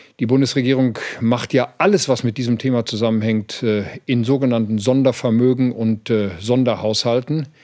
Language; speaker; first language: German; native; German